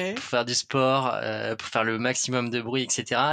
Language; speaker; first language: French; native; French